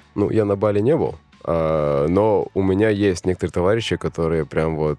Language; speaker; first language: Russian; native; Russian